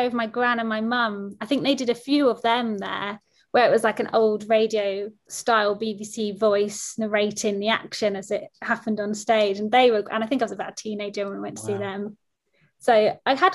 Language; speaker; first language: English; native; English